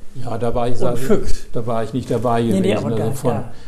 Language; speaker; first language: German; native; German